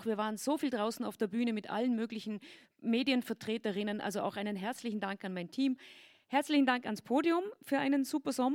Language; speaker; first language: German; native; German